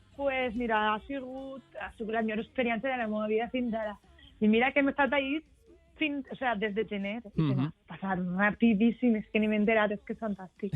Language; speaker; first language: Catalan; native; Catalan